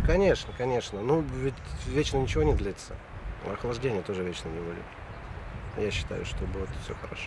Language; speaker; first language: Russian; native; Russian